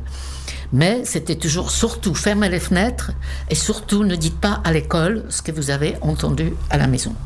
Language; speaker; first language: French; non-native, fluent; Czech